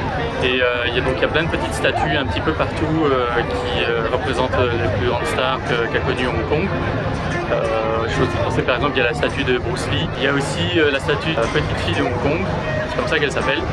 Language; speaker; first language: French; native; French